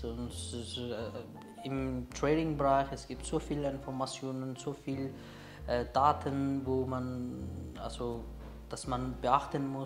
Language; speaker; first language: German; non-native, learner; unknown